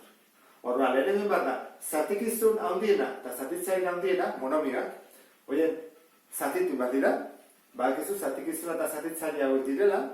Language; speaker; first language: Basque; native; Basque